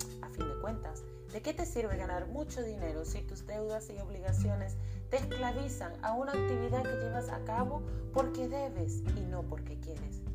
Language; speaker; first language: Spanish; native; Spanish